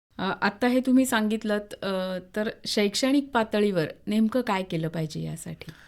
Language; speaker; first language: Marathi; native; Marathi